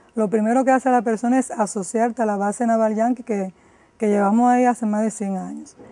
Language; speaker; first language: Spanish; native; Spanish